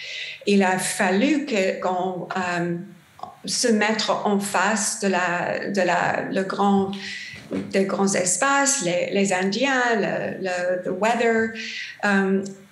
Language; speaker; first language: French; non-native, learner; English